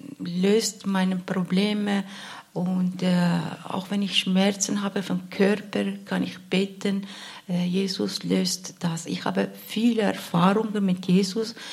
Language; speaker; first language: German; non-native, learner; Arabic